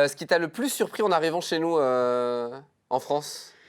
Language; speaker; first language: French; native; French